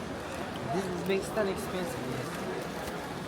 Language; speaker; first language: English; non-native, learner; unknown